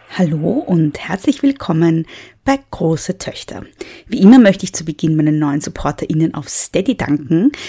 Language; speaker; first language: German; native; German